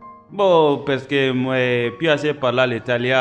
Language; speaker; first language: Italian; non-native, learner; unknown